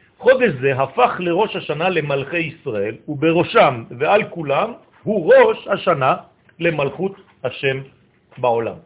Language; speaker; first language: Hebrew; non-native, fluent; French